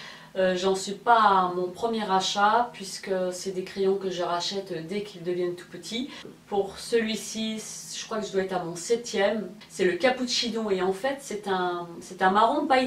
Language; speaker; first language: French; native; French